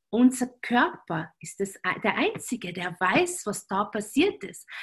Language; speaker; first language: German; native; German